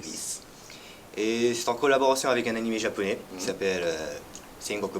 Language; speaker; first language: French; early bilingual, heritage; French